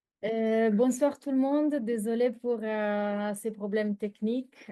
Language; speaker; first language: French; non-native, fluent; Italian